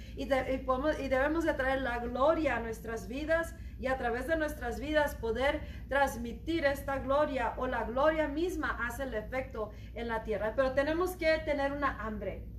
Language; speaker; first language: Spanish; early bilingual, heritage; Spanish